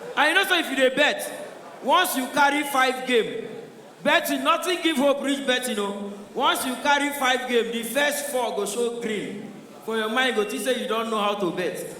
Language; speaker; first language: Nigerian Pidgin; non-native, local second language; Igbo